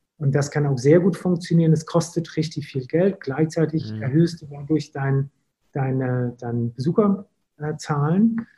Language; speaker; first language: German; non-native, fluent; English